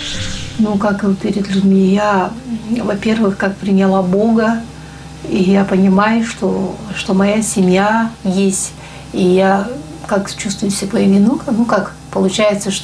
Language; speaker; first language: Russian; non-native, local second language; Tuvinian